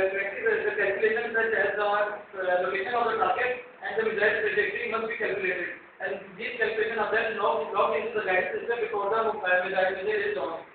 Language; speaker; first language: English; non-native, learner; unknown